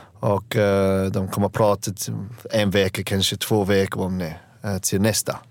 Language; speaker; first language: Swedish; non-native, learner; English